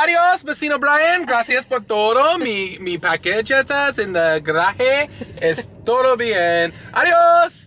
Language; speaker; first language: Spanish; non-native, learner; English